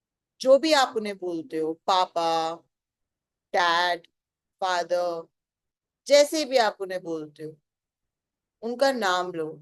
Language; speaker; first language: Hindi; native; Hindi